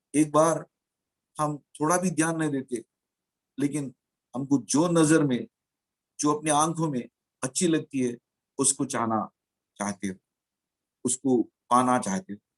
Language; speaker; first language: Hindi; non-native, local second language; Telugu